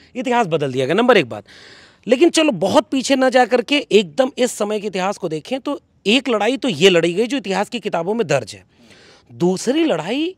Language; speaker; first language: Hindi; native; Hindi